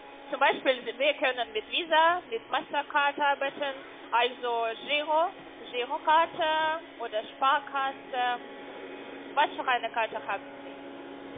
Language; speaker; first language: German; non-native, learner; Russian